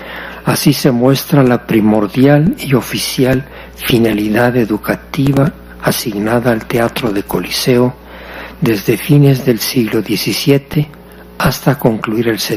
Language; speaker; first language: Spanish; native; Spanish